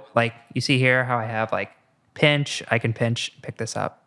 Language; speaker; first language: English; native; English